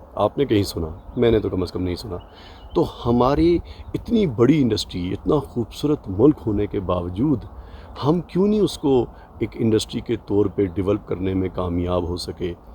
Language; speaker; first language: Urdu; non-native, local second language; Pahari-Potwari